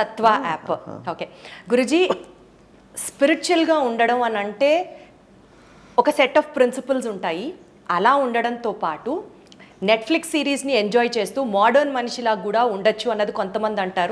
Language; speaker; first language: Telugu; native; Telugu